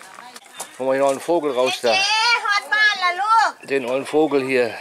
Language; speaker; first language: German; native; German